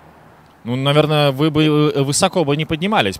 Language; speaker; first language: Russian; native; Russian